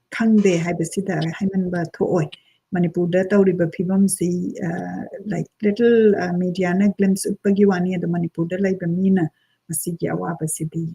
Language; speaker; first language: Manipuri; native; Manipuri